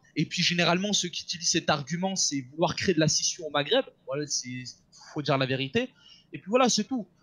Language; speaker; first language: French; native; French